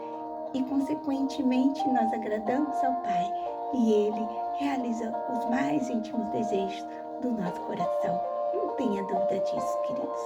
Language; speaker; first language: Portuguese; native; Portuguese